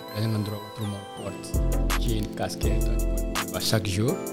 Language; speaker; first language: French; non-native, local second language; Fula